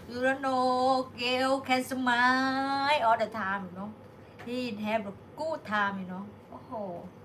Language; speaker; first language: English; non-native, learner; Thai